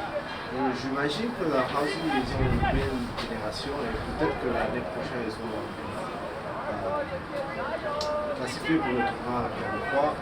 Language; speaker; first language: French; non-native, fluent; English